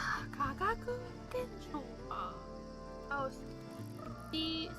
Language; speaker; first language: Japanese; non-native, learner; Chinese